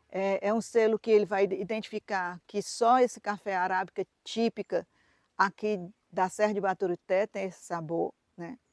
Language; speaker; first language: Portuguese; native; Portuguese